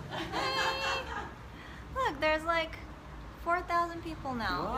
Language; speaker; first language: English; early bilingual, other home language; Korean